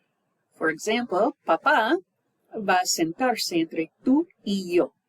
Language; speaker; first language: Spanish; non-native, fluent; English